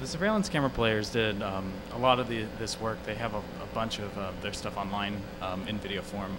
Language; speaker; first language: English; native; English